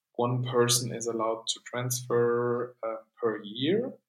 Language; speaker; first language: English; non-native, fluent; German